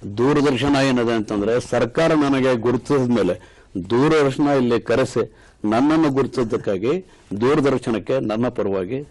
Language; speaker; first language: Kannada; native; Kannada